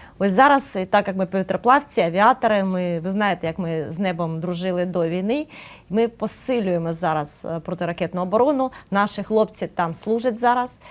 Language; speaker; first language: Ukrainian; native; Ukrainian